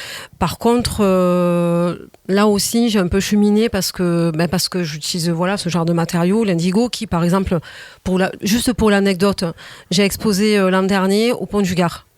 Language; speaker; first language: French; native; French